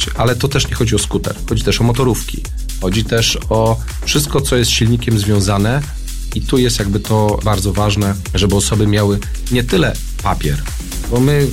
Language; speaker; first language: Polish; native; Polish